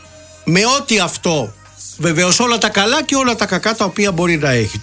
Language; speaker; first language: Greek; native; Greek